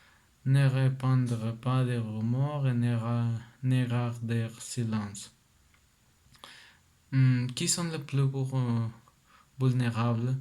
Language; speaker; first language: French; non-native, learner; Spanish